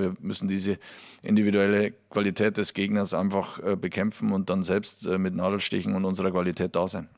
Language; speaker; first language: German; native; German